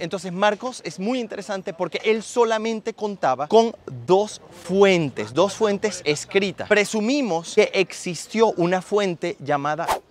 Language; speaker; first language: Spanish; native; Spanish